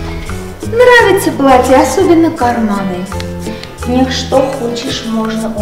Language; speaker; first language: Russian; non-native, local second language; Armenian